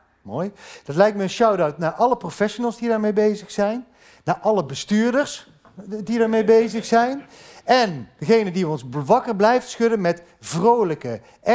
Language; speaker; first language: Dutch; native; Dutch